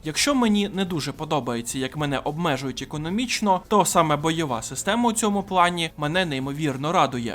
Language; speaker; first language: Ukrainian; native; Ukrainian